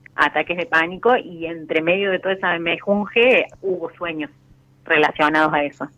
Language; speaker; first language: Spanish; native; Spanish